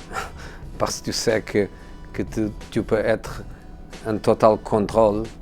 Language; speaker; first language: French; non-native, fluent; Portuguese